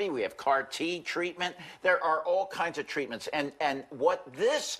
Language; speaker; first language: English; native; English